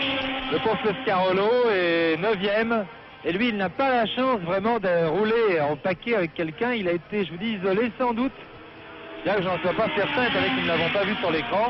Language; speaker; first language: French; native; French